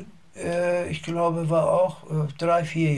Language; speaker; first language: German; non-native, learner; Azerbaijani